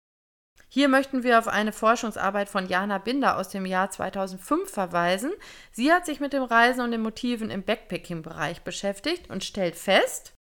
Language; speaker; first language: German; native; German